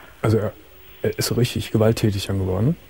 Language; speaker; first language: German; native; German